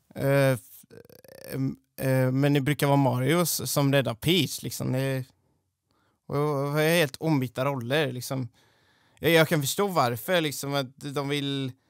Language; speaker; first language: Swedish; native; Swedish